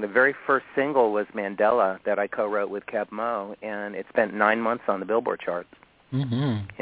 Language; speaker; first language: English; native; English